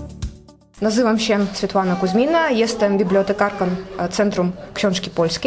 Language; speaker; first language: Polish; early bilingual, heritage; Russian